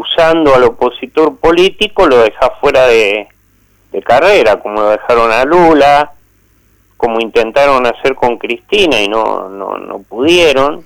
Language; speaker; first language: Spanish; native; Spanish